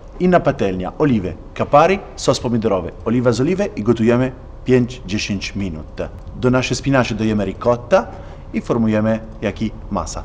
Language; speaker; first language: Polish; non-native, learner; Italian